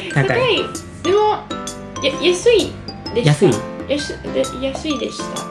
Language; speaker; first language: Japanese; non-native, learner; Italian